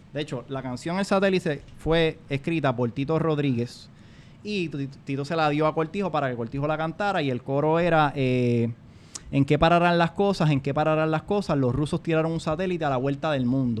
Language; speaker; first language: Spanish; native; Spanish